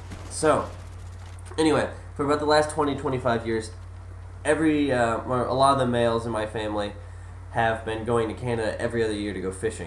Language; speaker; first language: English; native; English